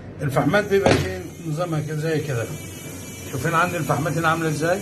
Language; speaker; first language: Arabic; native; Arabic